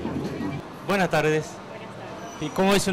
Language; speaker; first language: Spanish; non-native, learner; Korean